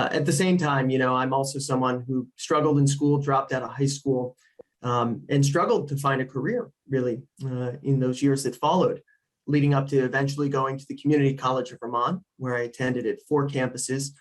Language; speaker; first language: English; native; English